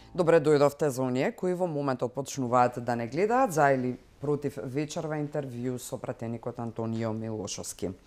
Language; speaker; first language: Macedonian; native; Macedonian